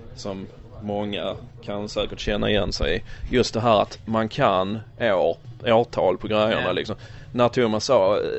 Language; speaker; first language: Swedish; early bilingual, other home language; English